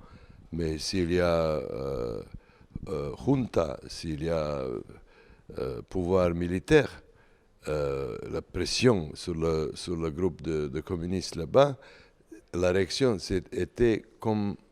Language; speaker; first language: French; non-native, learner; Serbian